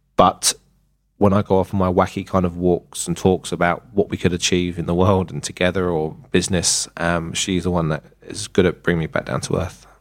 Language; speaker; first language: English; native; English